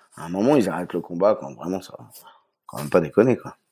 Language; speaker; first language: French; native; French